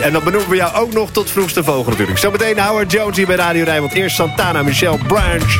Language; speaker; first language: Dutch; native; Dutch